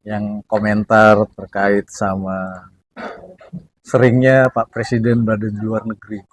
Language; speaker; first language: Indonesian; native; Indonesian